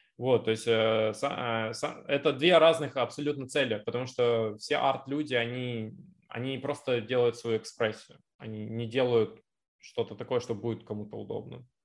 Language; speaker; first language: Russian; native; Russian